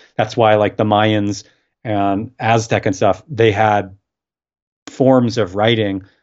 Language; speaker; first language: English; native; English